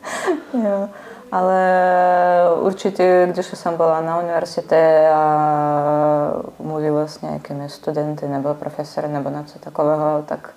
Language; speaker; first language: Czech; non-native, learner; Russian